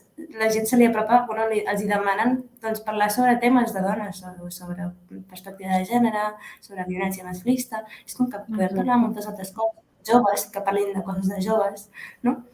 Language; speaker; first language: Catalan; early bilingual, other home language; Arabic